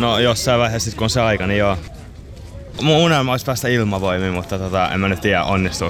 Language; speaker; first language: Finnish; native; Finnish